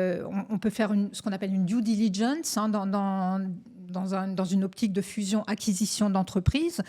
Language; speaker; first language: French; native; French